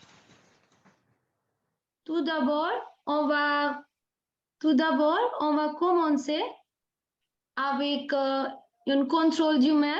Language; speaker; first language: French; non-native, fluent; Hindi